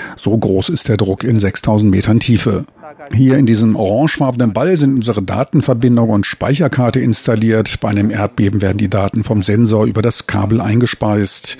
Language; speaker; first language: German; native; German